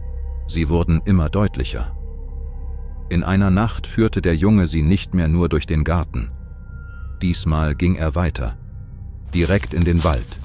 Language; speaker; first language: German; native; German